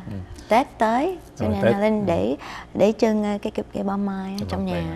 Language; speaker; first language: Vietnamese; non-native, fluent; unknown